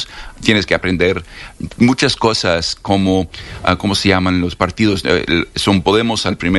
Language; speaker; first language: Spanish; non-native, fluent; English